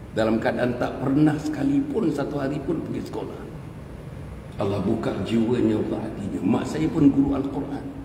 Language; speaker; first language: Malay; native; Malay